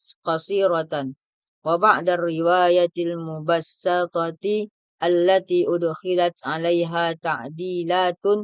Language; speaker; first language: Arabic; non-native, learner; Indonesian